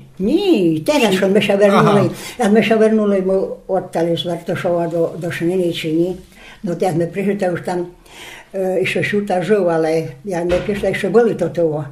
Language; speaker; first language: Polish; non-native, local second language; Rusyn